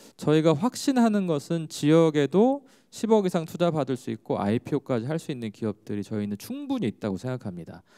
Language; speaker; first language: Korean; native; Korean